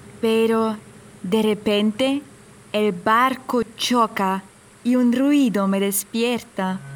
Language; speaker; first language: Spanish; non-native, fluent; German